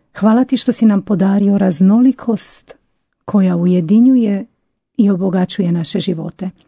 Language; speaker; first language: Croatian; native; Croatian